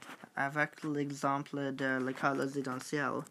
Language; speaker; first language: French; non-native, learner; English